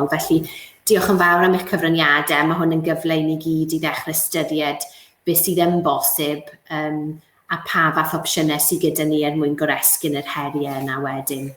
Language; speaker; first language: Welsh; native; Welsh